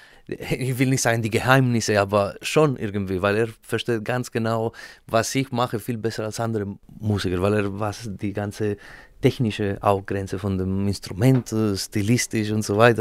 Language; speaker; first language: German; non-native, fluent; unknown